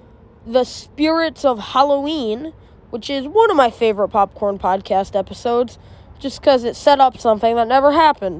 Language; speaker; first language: English; native; English